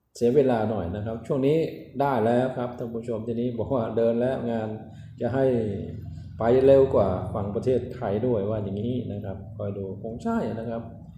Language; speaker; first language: Thai; non-native, local second language; Northeastern Thai